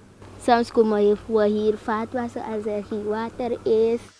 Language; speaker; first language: Dutch; non-native, local second language; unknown